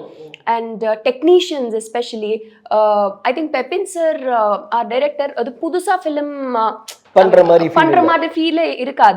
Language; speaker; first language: Tamil; non-native, learner; Telugu